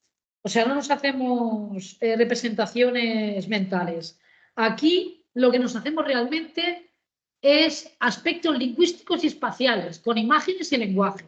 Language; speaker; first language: Spanish; native; Spanish